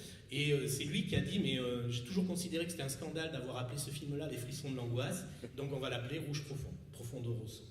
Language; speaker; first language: French; native; French